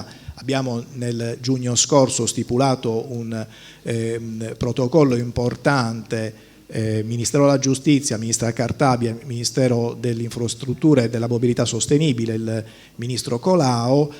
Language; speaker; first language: Italian; native; Italian